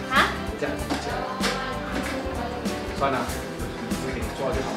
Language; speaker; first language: Chinese; native; Chinese